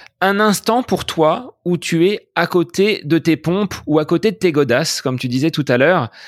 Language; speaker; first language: French; native; French